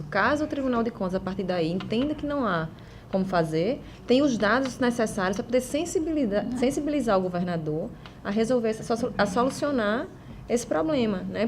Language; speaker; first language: Portuguese; native; Portuguese